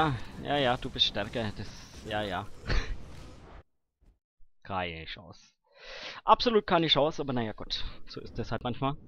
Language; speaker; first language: German; native; German